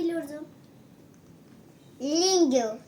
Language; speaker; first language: Turkish; early bilingual, heritage; Turkish